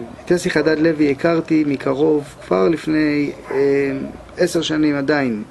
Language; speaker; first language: Hebrew; native; Hebrew